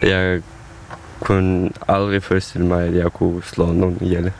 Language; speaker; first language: Danish; non-native, local second language; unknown